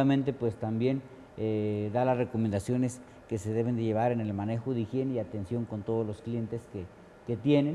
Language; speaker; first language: Spanish; native; Spanish